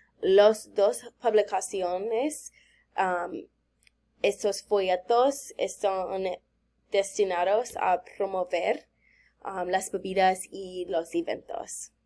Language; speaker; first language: Spanish; non-native, learner; English